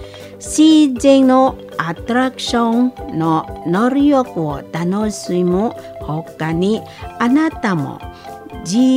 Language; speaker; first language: Japanese; non-native, fluent; Indonesian